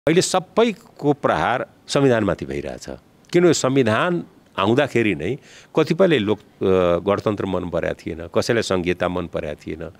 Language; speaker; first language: Nepali; non-native, local second language; Bhojpuri